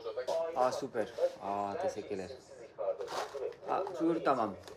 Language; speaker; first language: Turkish; non-native, learner; French